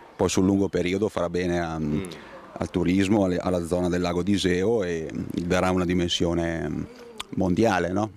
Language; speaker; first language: Italian; native; Italian